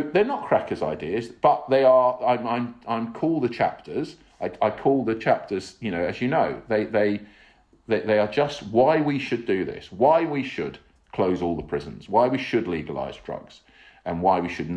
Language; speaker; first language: English; native; English